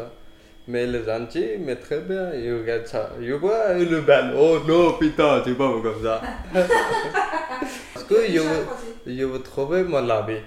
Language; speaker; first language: French; non-native, learner; Punjabi